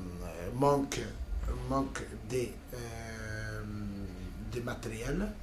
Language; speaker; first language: French; non-native, learner; Spanish